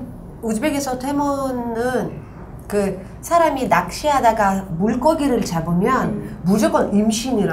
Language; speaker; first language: Korean; non-native, local second language; Uzbek